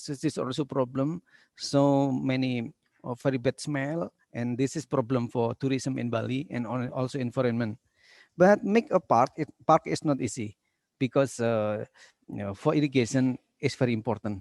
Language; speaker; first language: English; non-native, learner; Indonesian